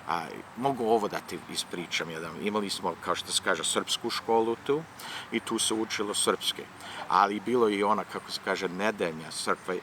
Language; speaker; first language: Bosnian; early bilingual, heritage; Serbian